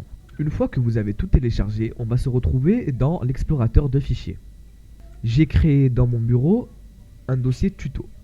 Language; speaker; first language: French; native; French